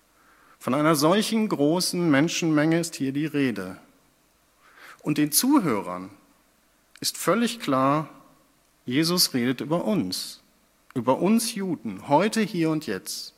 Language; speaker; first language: German; native; German